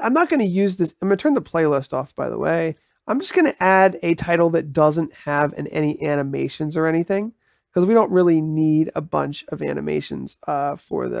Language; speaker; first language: English; native; English